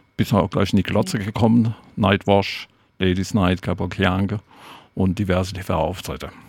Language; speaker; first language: German; native; German